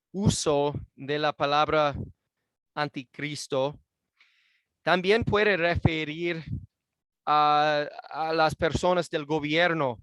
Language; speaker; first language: Spanish; non-native, fluent; English